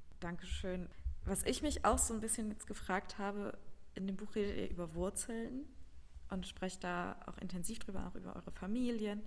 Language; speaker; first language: German; native; German